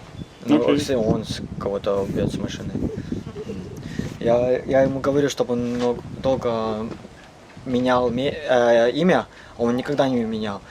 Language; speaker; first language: Russian; non-native, learner; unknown